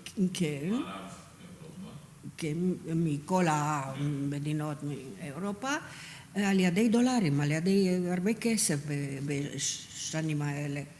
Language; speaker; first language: Hebrew; non-native, fluent; Romanian